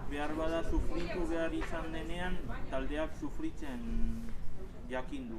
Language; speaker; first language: Basque; native; Basque